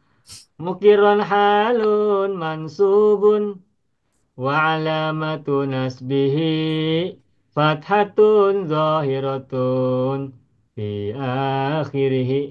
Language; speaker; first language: Arabic; non-native, fluent; Indonesian